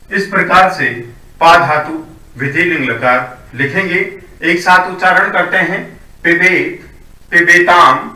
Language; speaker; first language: Hindi; native; Hindi